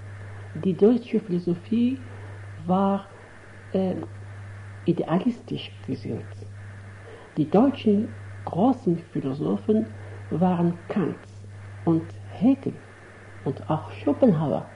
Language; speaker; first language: German; non-native, fluent; Arabic